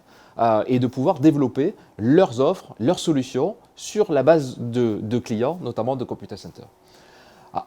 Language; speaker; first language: French; native; French